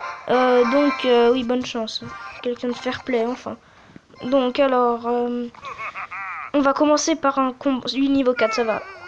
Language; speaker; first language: French; native; French